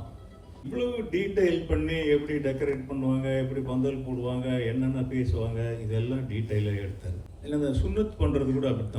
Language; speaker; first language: Tamil; native; Tamil